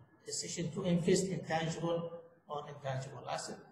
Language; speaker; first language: English; non-native, fluent; Arabic